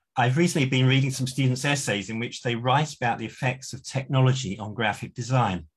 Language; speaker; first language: English; native; English